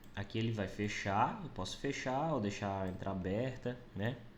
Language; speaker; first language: Portuguese; native; Portuguese